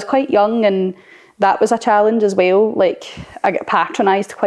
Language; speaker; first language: English; native; English